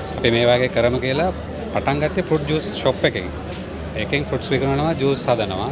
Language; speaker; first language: Sinhala; non-native, local second language; Tamil